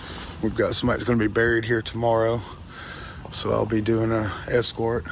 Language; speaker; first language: English; native; English